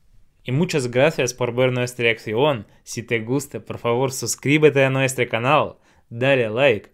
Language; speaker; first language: Spanish; non-native, fluent; Russian